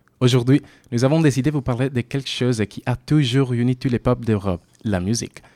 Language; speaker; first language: French; non-native, fluent; Italian